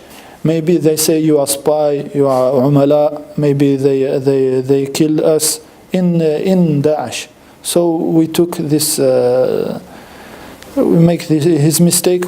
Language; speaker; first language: English; non-native, fluent; French